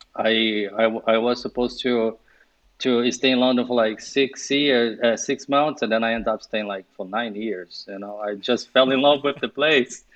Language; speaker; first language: English; non-native, fluent; Portuguese